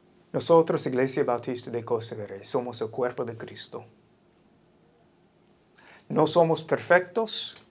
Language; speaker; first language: Spanish; non-native, fluent; English